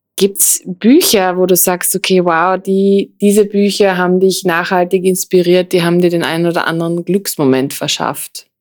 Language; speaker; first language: German; native; German